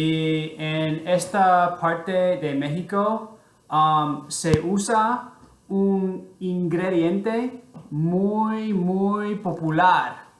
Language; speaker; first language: Spanish; non-native, fluent; English